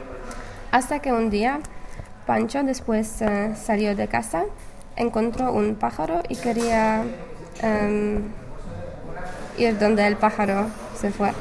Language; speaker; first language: Spanish; non-native, fluent; English